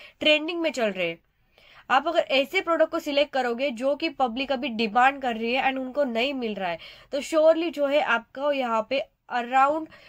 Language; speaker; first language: Hindi; native; Hindi